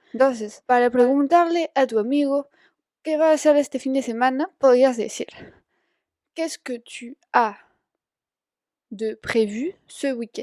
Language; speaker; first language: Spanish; non-native, fluent; French